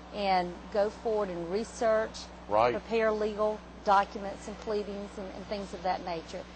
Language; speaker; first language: English; native; English